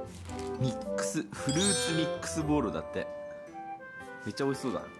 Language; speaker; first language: Japanese; native; Japanese